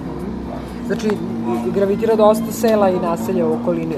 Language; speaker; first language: Serbian; native; Serbian